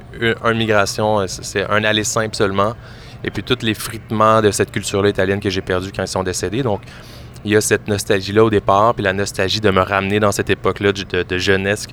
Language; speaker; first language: French; native; French